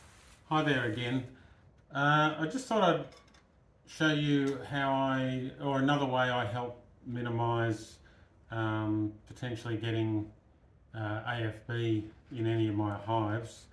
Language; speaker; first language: English; native; English